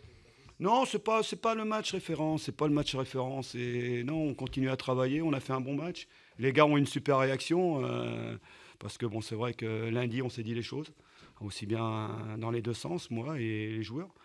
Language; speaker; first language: French; native; French